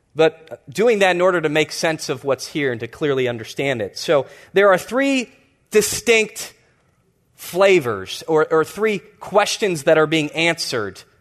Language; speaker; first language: English; native; English